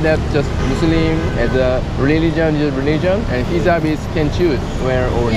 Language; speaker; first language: English; non-native, learner; Korean